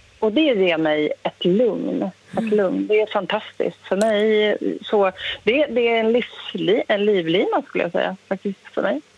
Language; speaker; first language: Swedish; native; Swedish